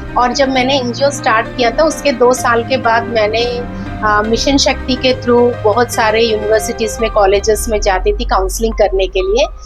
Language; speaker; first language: Hindi; non-native, local second language; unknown